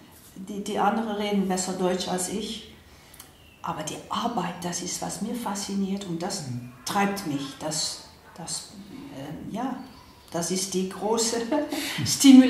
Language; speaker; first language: German; non-native, fluent; Dutch